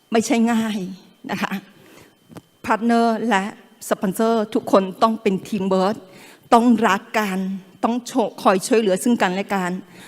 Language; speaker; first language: Thai; non-native, local second language; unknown